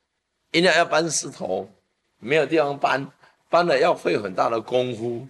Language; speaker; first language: Chinese; native; Chinese